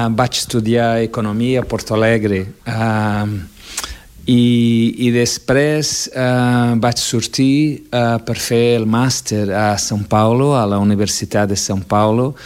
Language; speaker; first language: Catalan; non-native, fluent; Portuguese